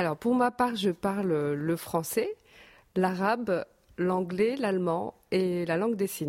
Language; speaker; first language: French; non-native, local second language; Arabic